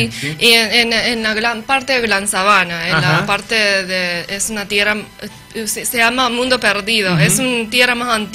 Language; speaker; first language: Spanish; non-native, learner; Japanese